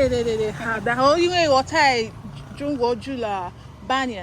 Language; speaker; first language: Chinese; non-native, fluent; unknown